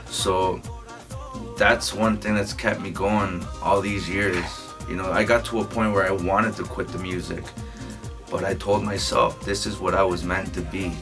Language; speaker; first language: English; early bilingual, other home language; Spanish